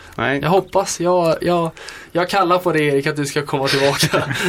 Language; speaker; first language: Swedish; native; Swedish